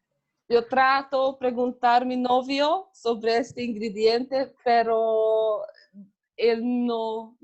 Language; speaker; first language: Spanish; non-native, learner; Hungarian